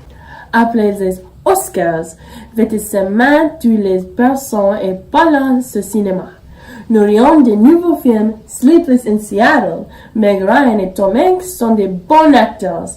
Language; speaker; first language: French; non-native, learner; English